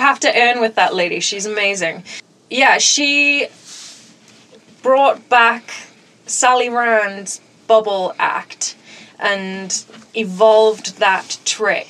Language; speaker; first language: English; native; English